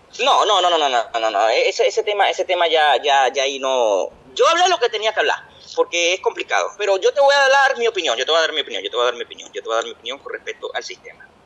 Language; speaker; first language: Spanish; native; Spanish